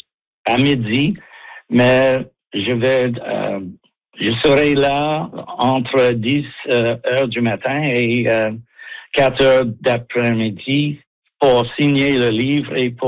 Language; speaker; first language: French; non-native, learner; English